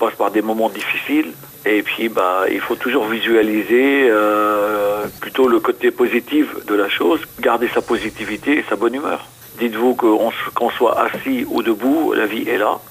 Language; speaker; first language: French; non-native, local second language; Arabic